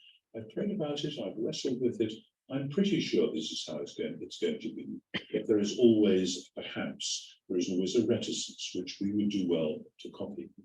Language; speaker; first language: English; native; English